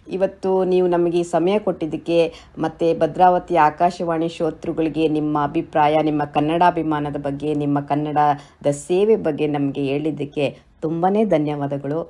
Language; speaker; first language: Kannada; native; Kannada